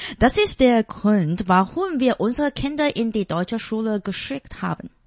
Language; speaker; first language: German; non-native, fluent; Chinese